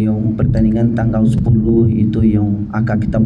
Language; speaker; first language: Indonesian; non-native, fluent; Portuguese